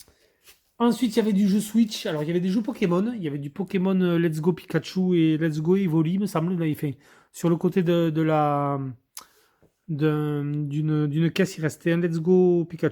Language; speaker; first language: French; native; French